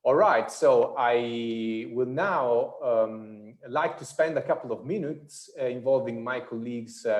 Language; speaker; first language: English; non-native, fluent; Italian